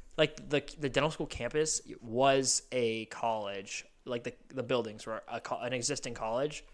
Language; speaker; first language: English; early bilingual, other home language; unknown